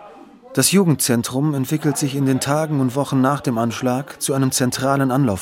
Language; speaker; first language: German; native; German